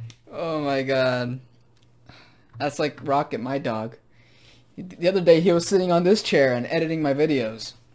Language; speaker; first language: English; native; English